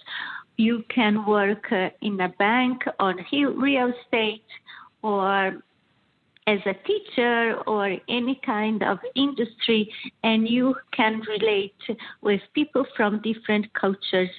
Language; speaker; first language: English; non-native, fluent; Portuguese